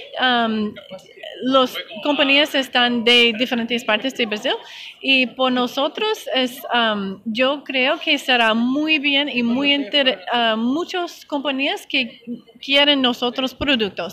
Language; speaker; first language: Spanish; non-native, learner; English